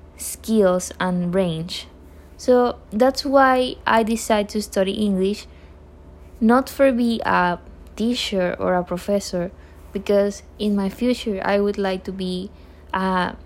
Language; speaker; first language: English; non-native, learner; Spanish